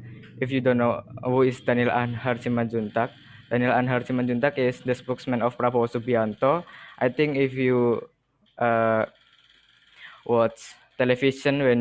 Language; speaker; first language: English; non-native, learner; Indonesian